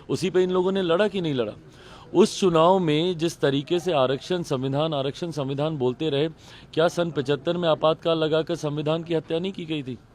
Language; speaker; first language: Hindi; native; Hindi